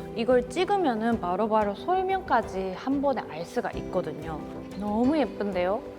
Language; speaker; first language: Korean; non-native, fluent; Japanese